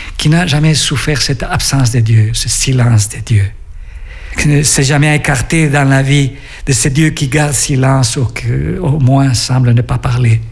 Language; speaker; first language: French; non-native, fluent; Spanish